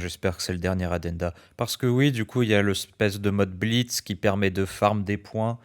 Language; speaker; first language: French; native; French